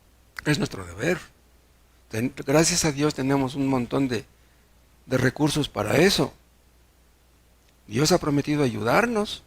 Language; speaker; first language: Spanish; native; Spanish